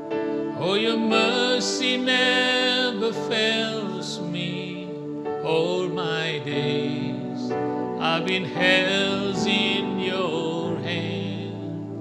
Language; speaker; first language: English; non-native, local second language; Malay